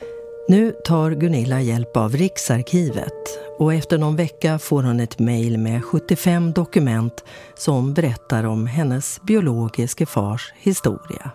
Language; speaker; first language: Swedish; native; Swedish